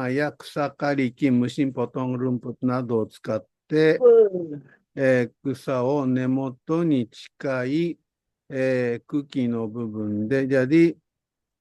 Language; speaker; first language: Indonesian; non-native, fluent; Japanese